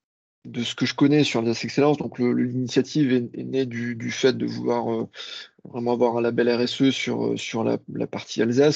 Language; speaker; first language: French; native; French